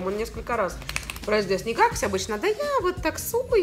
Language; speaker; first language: Russian; native; Russian